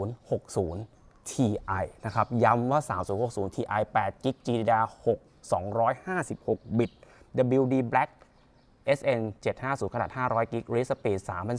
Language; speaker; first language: Thai; native; Thai